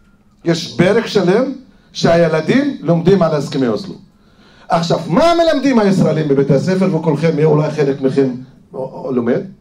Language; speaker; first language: Hebrew; non-native, fluent; Arabic